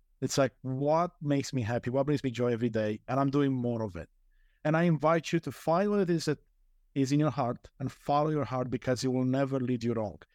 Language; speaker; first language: English; non-native, fluent; Romanian